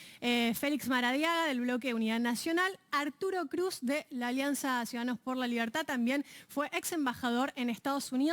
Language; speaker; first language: Spanish; native; Spanish